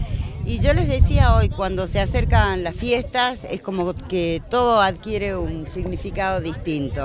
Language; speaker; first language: Spanish; native; Spanish